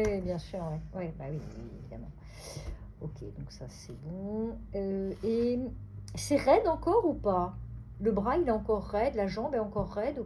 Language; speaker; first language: French; native; French